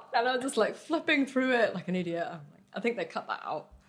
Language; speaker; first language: English; early bilingual, other home language; Vietnamese